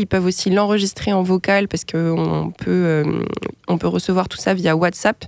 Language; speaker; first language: French; native; French